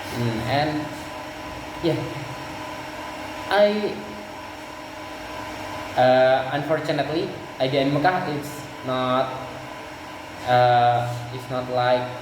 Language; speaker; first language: English; non-native, learner; Indonesian